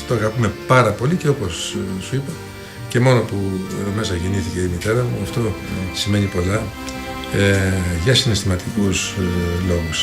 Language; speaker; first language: Greek; native; Greek